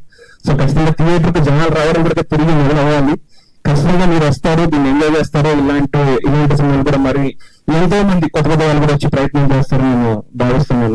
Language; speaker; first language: Telugu; native; Telugu